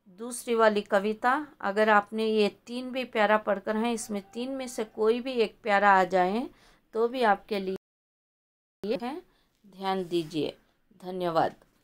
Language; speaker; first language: Hindi; non-native, local second language; Kannada